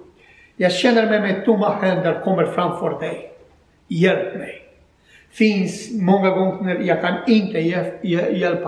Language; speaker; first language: Swedish; non-native, learner; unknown